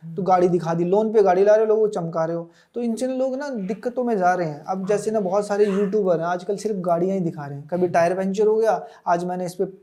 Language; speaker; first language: Hindi; native; Hindi